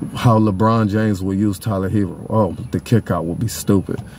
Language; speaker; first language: English; native; English